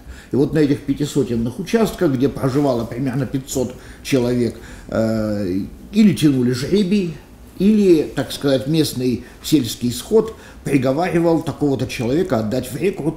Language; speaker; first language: Russian; native; Russian